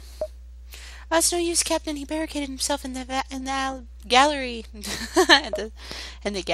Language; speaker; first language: English; native; English